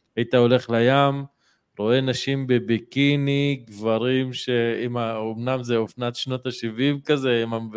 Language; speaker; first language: Hebrew; non-native, local second language; Arabic